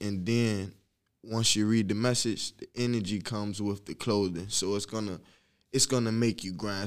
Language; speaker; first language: English; native; English